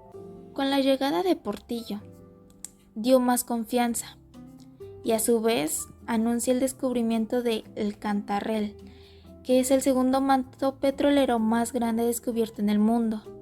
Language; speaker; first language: Spanish; native; Spanish